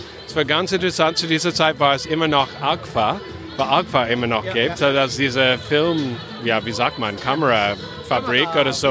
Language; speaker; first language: German; non-native, fluent; English